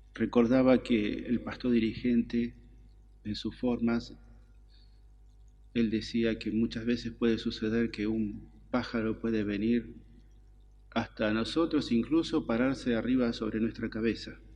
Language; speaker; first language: Spanish; native; Spanish